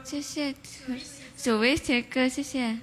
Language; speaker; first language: Chinese; non-native, learner; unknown